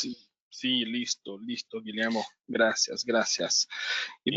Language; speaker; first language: Spanish; non-native, learner; Portuguese